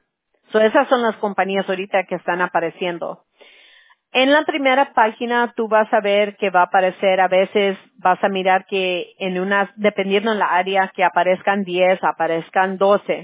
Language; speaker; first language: Spanish; early bilingual, heritage; Spanish